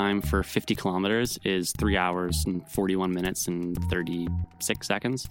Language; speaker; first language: English; native; English